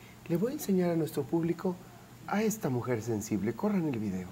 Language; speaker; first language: Spanish; native; Spanish